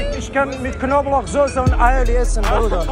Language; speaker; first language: German; non-native, learner; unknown